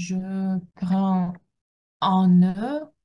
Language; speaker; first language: French; non-native, learner; Russian